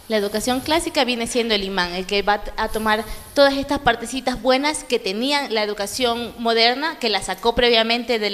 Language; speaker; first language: Spanish; native; Spanish